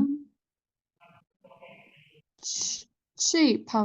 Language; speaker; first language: Chinese; non-native, learner; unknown